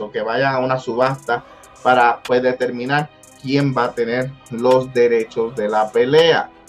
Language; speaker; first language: Spanish; early bilingual, heritage; Spanish